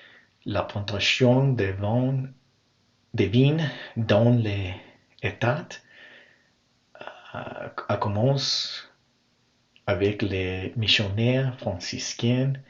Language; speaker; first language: French; non-native, learner; English